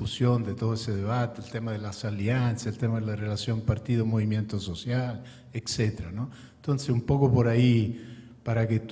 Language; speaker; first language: Spanish; non-native, fluent; Italian